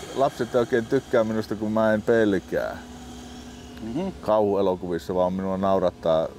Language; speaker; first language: Finnish; native; Finnish